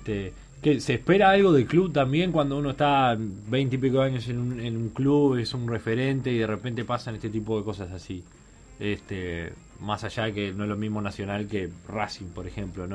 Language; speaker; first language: Spanish; native; Spanish